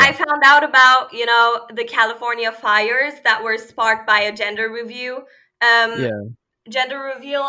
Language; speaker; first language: English; non-native, fluent; Turkish